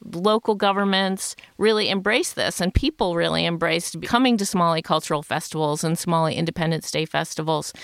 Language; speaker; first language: English; native; English